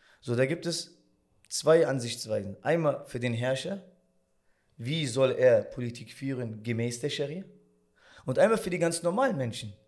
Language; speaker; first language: German; early bilingual, other home language; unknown